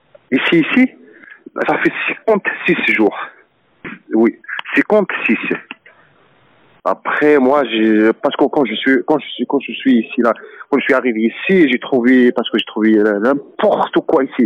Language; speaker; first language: French; non-native, learner; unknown